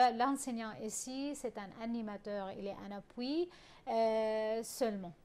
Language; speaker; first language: French; non-native, fluent; Arabic